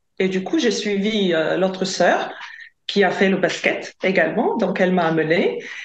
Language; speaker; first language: French; non-native, fluent; Latvian